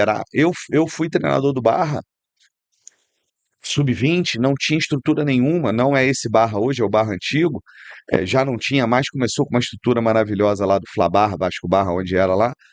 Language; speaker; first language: Portuguese; native; Portuguese